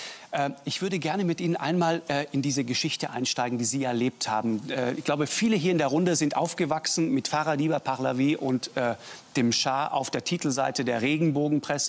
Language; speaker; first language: German; native; German